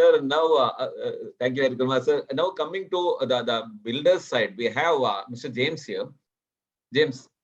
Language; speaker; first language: English; non-native, local second language; Malayalam